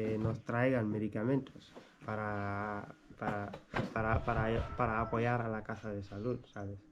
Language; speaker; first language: Spanish; non-native, fluent; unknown